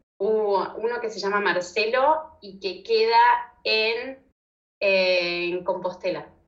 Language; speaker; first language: Spanish; native; Spanish